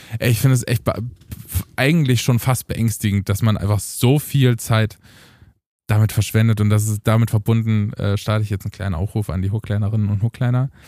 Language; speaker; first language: German; early bilingual, other home language; Romanian